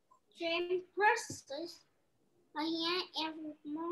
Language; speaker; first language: English; non-native, learner; Vietnamese